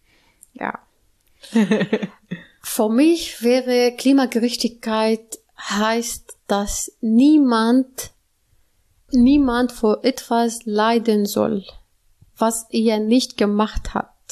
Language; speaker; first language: German; non-native, learner; Arabic